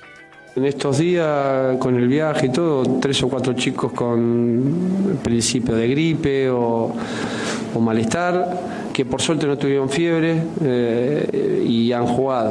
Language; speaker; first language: Spanish; native; Spanish